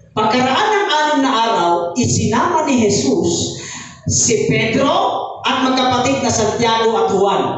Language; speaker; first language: Filipino; native; Filipino